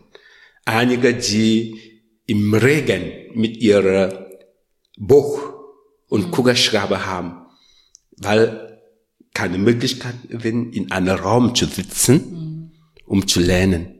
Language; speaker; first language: German; non-native, learner; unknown